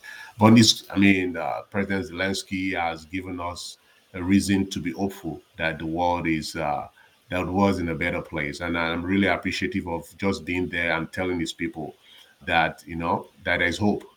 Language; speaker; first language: English; non-native, local second language; Yoruba